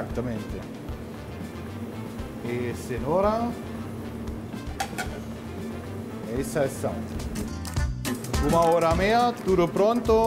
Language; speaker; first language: Portuguese; non-native, learner; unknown